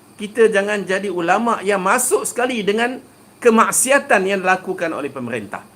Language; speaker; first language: Malay; native; Malay